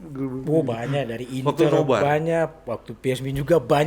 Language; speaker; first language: Indonesian; non-native, local second language; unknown